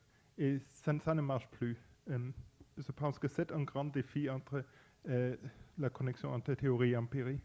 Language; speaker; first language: French; non-native, fluent; Spanish